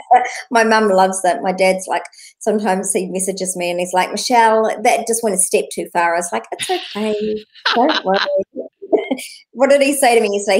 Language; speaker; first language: English; native; English